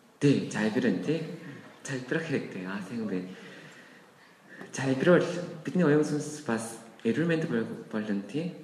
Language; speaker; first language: Mongolian; non-native, fluent; Korean